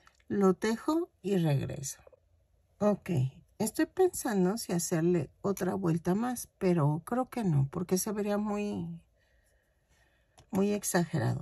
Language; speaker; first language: Spanish; native; Spanish